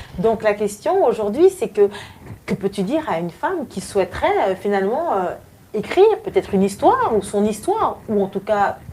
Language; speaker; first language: French; native; French